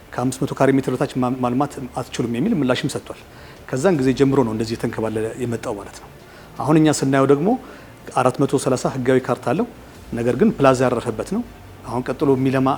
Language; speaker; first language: Amharic; native; Amharic